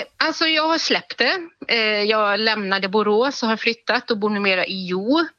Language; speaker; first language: Swedish; native; Swedish